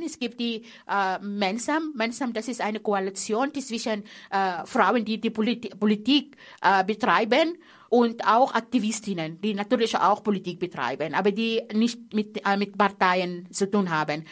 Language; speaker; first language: German; non-native, fluent; Arabic